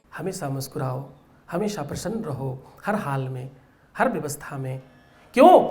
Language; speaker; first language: Hindi; native; Hindi